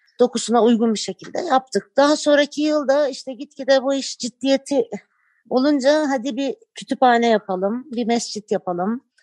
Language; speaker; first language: Turkish; native; Turkish